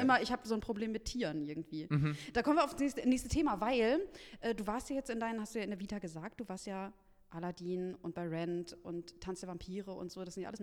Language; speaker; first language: German; native; German